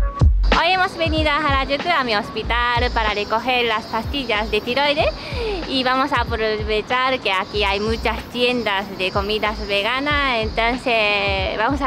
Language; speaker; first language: Spanish; non-native, fluent; Japanese